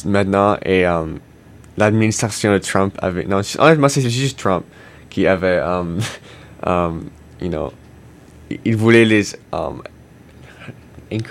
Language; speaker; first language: French; non-native, learner; English